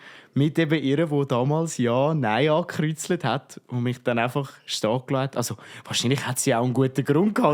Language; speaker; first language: German; native; German